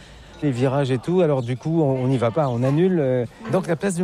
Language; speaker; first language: French; native; French